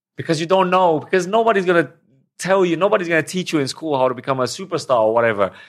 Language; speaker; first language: English; non-native, fluent; Romanian